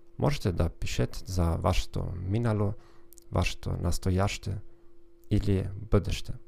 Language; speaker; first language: Bulgarian; non-native, learner; German